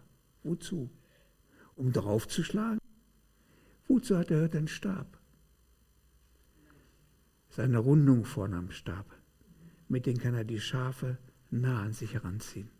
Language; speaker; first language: German; native; German